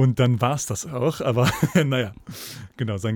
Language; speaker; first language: German; native; German